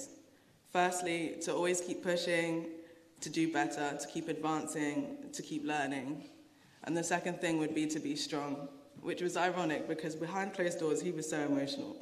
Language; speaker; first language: English; native; English